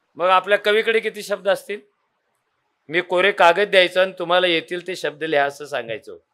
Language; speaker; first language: Marathi; native; Marathi